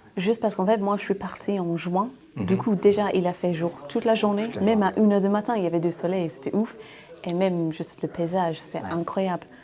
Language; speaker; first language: French; non-native, fluent; English